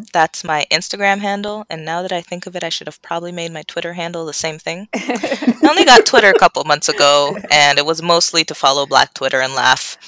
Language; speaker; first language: English; native; English